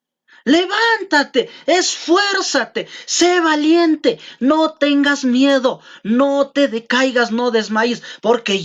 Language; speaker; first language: Spanish; native; Spanish